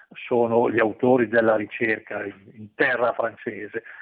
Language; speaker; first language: Italian; native; Italian